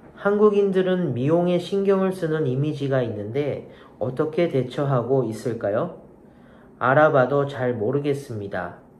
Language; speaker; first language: Korean; non-native, learner; Japanese